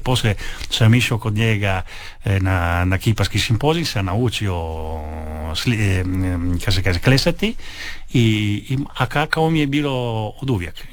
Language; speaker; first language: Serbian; non-native, fluent; Italian